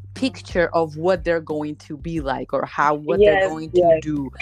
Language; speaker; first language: English; non-native, fluent; Slovenian